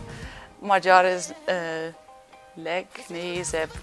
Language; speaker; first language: Hungarian; non-native, learner; Dutch